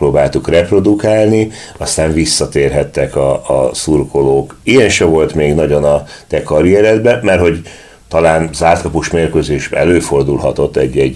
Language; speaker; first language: Hungarian; native; Hungarian